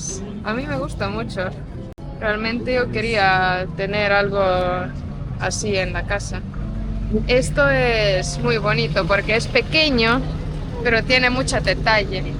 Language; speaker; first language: Spanish; non-native, fluent; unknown